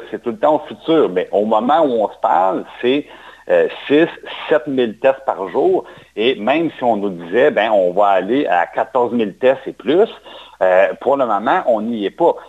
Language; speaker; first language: French; native; French